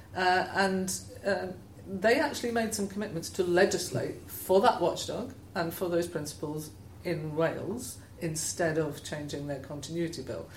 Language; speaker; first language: English; native; English